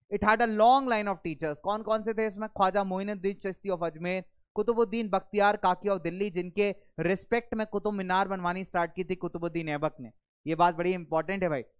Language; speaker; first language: Hindi; native; Hindi